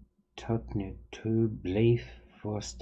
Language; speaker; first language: Dutch; non-native, learner; English